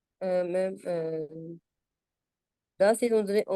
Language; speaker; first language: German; non-native, learner; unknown